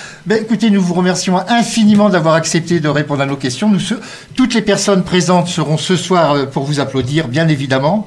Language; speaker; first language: French; native; French